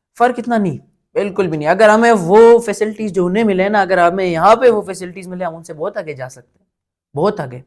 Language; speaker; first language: Urdu; non-native, local second language; Pashto